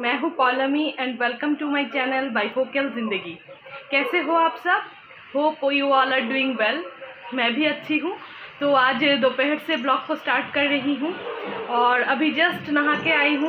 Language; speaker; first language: Hindi; non-native, local second language; Bangla